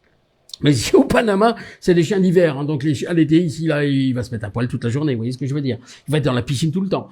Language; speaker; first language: French; native; French